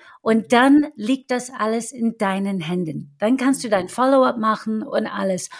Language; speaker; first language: German; non-native, fluent; English